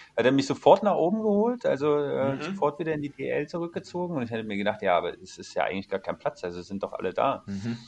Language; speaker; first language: German; native; German